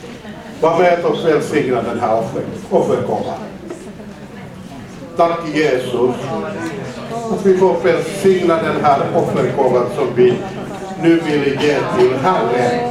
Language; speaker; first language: Swedish; non-native, fluent; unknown